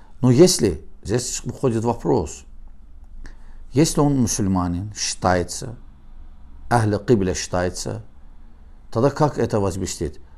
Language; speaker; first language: Russian; non-native, learner; Azerbaijani